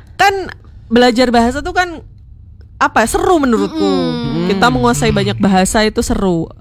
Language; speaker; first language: Indonesian; non-native, local second language; Javanese